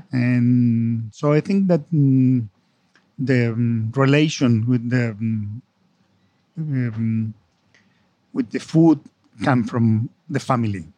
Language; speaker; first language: English; non-native, fluent; Spanish